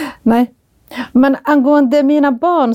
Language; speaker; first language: Swedish; non-native, fluent; Somali